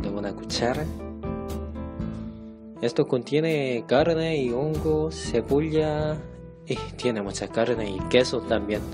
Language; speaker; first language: Spanish; non-native, fluent; Korean